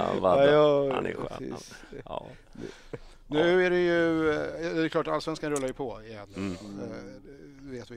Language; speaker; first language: Swedish; native; Swedish